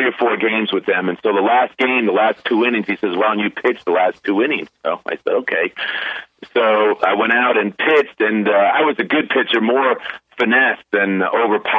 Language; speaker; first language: English; native; English